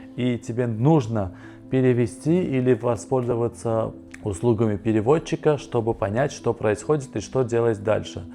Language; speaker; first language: Russian; non-native, local second language; Armenian